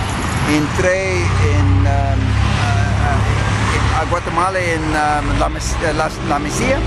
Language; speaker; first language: Spanish; non-native, fluent; English